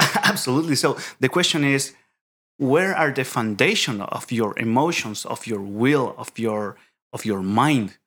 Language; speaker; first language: English; non-native, fluent; Spanish